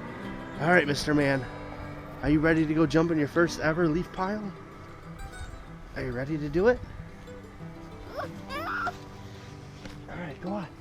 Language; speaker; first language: English; native; English